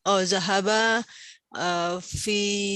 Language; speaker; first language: Arabic; non-native, learner; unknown